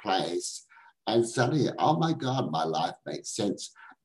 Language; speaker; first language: English; native; English